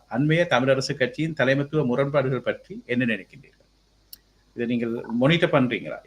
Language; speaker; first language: Tamil; native; Tamil